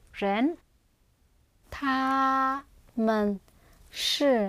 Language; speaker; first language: Chinese; non-native, learner; English